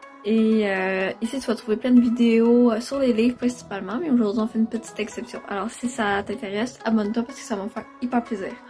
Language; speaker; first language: French; native; French